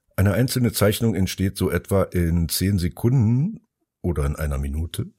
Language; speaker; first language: German; early bilingual, other home language; Finnish